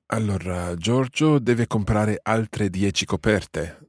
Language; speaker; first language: Italian; non-native, fluent; English